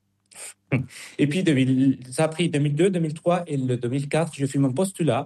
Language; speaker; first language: French; non-native, fluent; Spanish